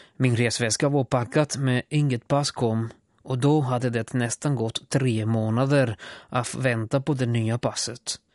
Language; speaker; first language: Swedish; non-native, fluent; Spanish